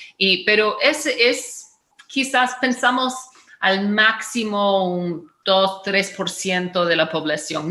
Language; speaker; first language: Spanish; non-native, fluent; English